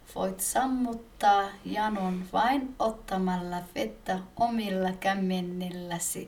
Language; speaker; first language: Finnish; early bilingual, other home language; Somali